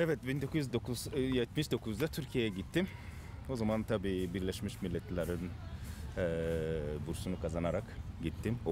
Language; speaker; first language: Turkish; non-native, fluent; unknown